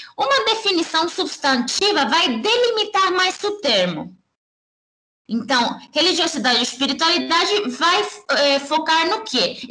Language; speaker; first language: Portuguese; early bilingual, heritage; Spanish